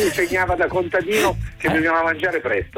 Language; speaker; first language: Italian; native; Italian